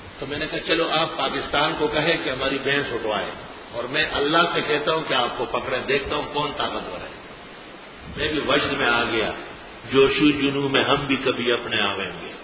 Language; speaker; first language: Urdu; non-native, local second language; Pashto